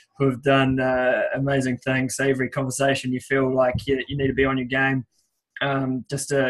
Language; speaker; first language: English; native; English